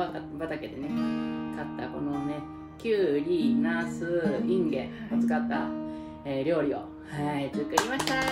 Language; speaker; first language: Japanese; native; Japanese